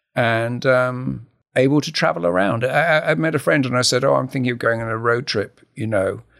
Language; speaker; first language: English; native; English